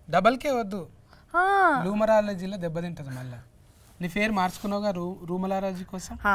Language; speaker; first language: Telugu; native; Telugu